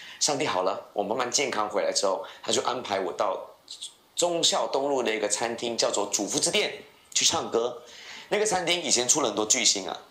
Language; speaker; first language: Chinese; native; Chinese